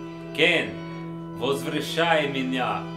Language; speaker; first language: Russian; non-native, learner; English